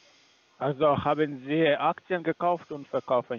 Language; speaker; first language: German; non-native, learner; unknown